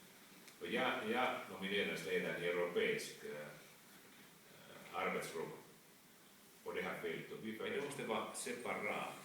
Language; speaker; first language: Swedish; non-native, fluent; Finnish